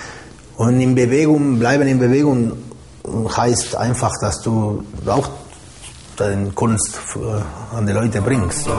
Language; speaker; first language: German; non-native, fluent; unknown